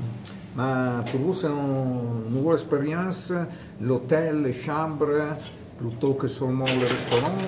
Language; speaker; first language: French; non-native, fluent; Italian